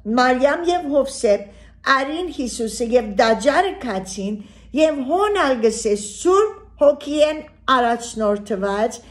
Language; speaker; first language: Armenian; early bilingual, heritage; Armenian